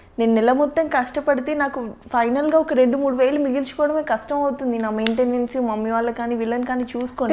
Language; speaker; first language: Telugu; native; Telugu